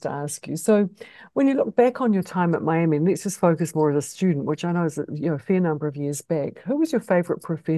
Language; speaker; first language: English; native; English